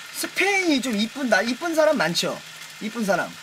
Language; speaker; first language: Korean; native; Korean